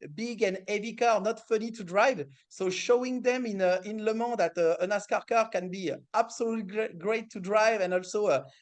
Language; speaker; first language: English; non-native, fluent; French